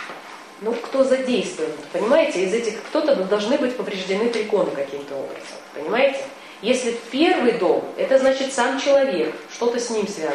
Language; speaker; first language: Russian; native; Russian